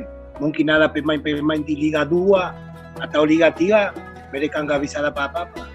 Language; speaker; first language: Indonesian; non-native, fluent; Spanish